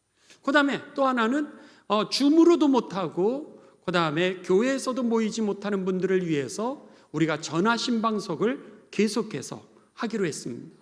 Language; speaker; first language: Korean; native; Korean